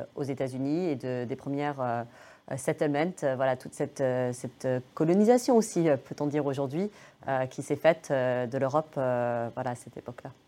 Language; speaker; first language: French; early bilingual, other home language; English